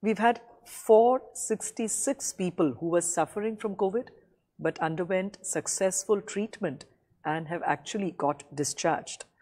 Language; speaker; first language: English; non-native, local second language; Gujarati